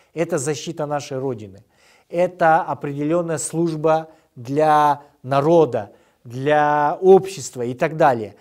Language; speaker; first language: Russian; non-native, local second language; Kyrgyz